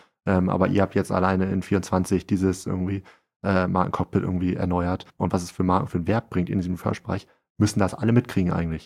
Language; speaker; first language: German; native; German